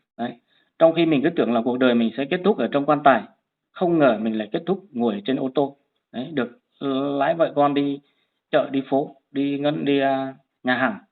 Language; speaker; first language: Vietnamese; non-native, local second language; Hmong